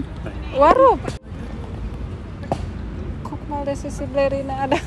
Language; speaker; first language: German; non-native, learner; Indonesian